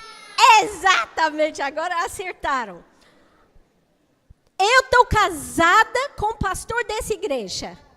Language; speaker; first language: Portuguese; non-native, fluent; English